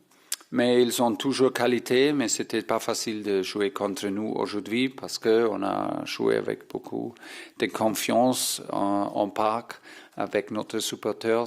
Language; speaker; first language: French; non-native, fluent; German